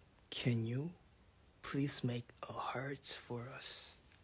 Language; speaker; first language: English; non-native, learner; Korean